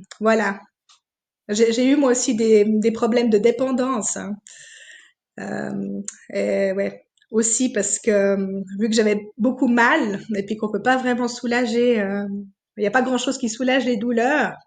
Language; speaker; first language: French; native; French